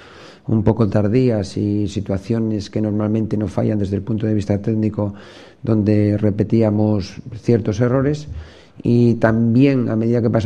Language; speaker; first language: Spanish; native; Spanish